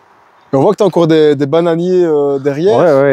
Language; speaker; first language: French; native; French